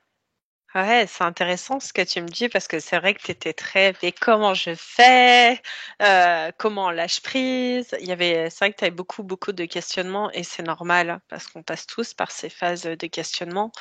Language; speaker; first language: French; native; French